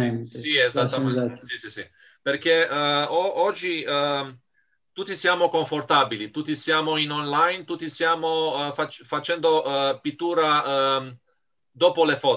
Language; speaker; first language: Italian; non-native, fluent; Romanian